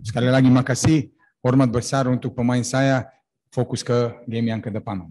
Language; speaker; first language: Indonesian; non-native, fluent; Serbian